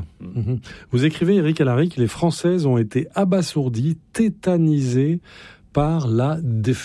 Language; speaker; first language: French; native; French